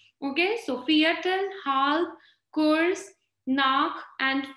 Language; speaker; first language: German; non-native, fluent; Hindi